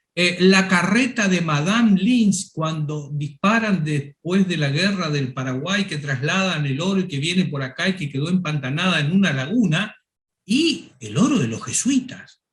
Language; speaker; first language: Spanish; native; Spanish